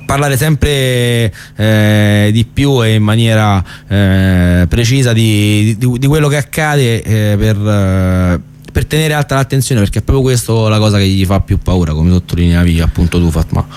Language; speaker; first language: Italian; native; Italian